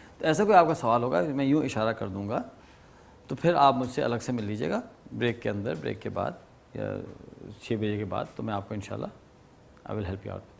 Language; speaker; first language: Urdu; native; Urdu